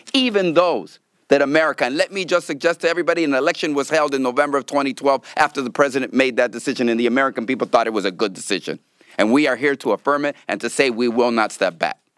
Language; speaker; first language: English; early bilingual, other home language; Spanish